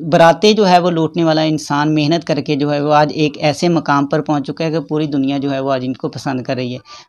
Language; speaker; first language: Urdu; non-native, local second language; Punjabi